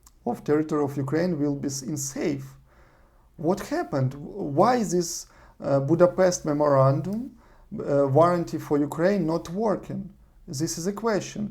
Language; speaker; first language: English; non-native, learner; Russian